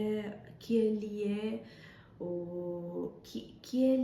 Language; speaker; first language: French; non-native, fluent; Spanish